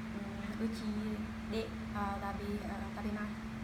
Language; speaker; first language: Japanese; non-native, learner; Vietnamese